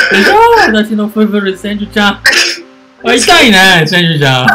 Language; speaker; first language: Japanese; non-native, learner; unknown